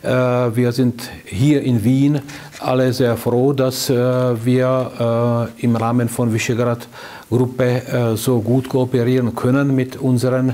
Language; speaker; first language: German; non-native, fluent; Czech